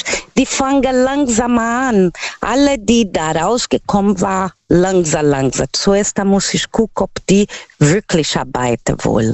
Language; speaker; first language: German; non-native, learner; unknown